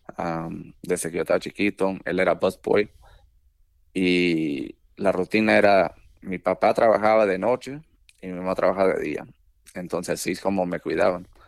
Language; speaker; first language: Spanish; early bilingual, heritage; Spanish